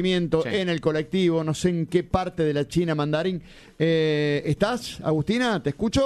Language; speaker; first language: Spanish; native; Spanish